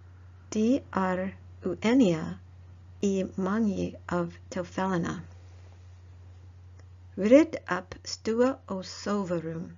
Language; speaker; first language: Norwegian; non-native, learner; English